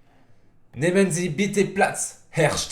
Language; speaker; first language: German; non-native, fluent; French